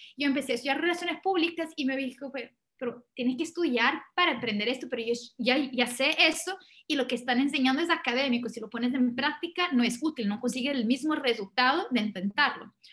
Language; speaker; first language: Spanish; non-native, fluent; Portuguese